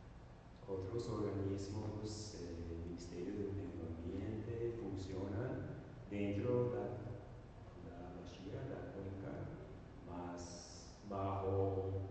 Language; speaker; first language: Portuguese; non-native, learner; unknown